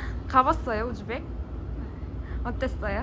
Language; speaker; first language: Korean; non-native, fluent; Russian